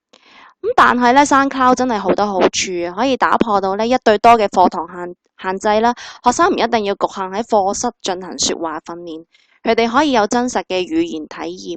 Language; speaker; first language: Cantonese; native; Cantonese